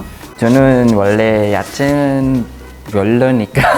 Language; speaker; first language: Korean; non-native, fluent; Filipino